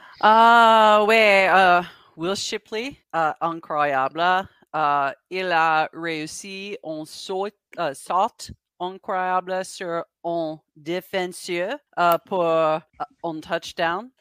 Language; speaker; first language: French; non-native, learner; English